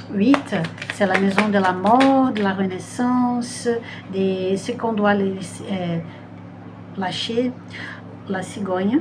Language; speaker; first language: French; non-native, fluent; Portuguese